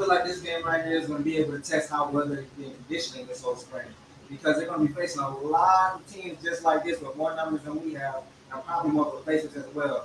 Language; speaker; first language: English; native; English